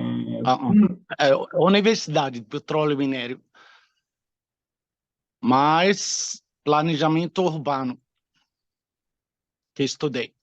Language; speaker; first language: Portuguese; non-native, fluent; Arabic